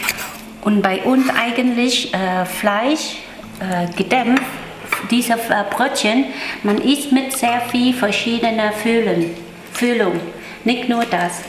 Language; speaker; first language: German; non-native, learner; Vietnamese